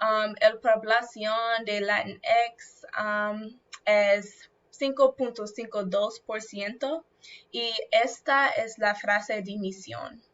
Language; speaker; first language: Spanish; non-native, learner; English